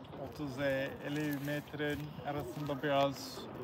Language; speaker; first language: Turkish; non-native, learner; English